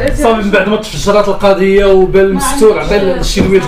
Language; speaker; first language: Arabic; native; Arabic